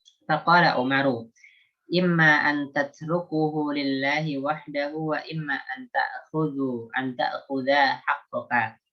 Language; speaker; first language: Arabic; non-native, learner; Indonesian